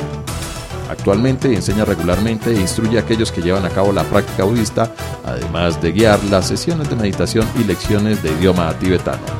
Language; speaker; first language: Spanish; native; Spanish